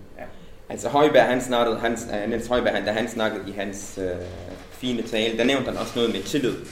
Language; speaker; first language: Danish; early bilingual, other home language; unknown